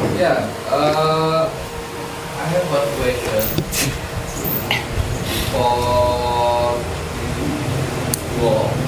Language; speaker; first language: English; non-native, learner; Indonesian